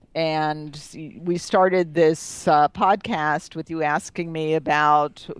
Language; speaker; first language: English; native; English